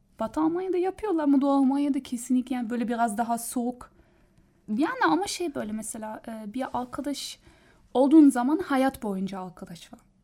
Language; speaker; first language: Turkish; non-native, learner; German